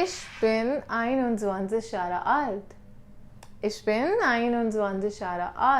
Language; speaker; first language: German; non-native, local second language; Hindi